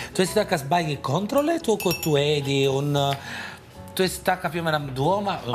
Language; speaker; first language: Latvian; non-native, fluent; Italian